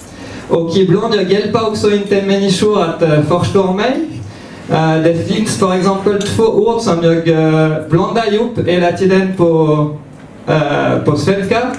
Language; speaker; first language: Swedish; non-native, fluent; French